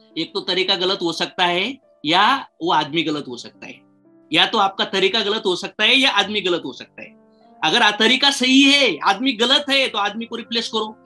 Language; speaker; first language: Hindi; non-native, local second language; Marathi